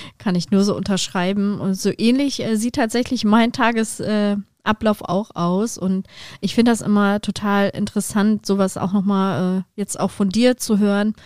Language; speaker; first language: German; native; German